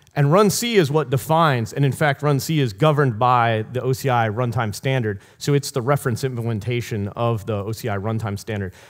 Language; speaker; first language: English; native; English